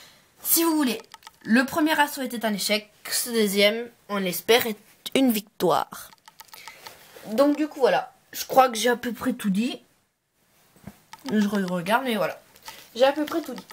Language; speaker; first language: French; native; French